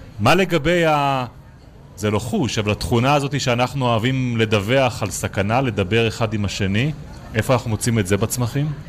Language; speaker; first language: Hebrew; native; Hebrew